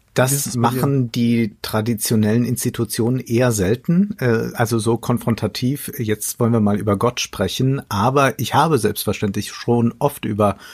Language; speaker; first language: German; native; German